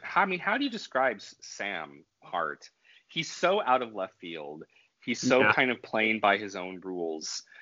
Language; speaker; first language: English; native; English